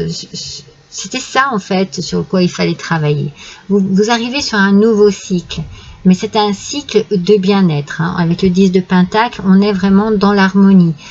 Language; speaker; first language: French; native; French